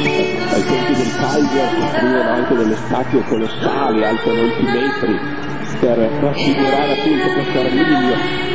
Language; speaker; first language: Italian; native; Italian